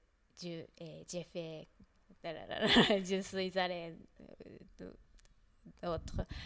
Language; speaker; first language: French; non-native, learner; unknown